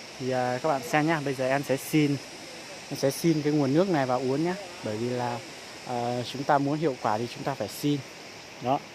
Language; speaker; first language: Vietnamese; non-native, local second language; Hmong